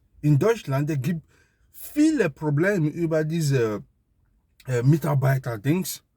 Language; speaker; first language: German; non-native, learner; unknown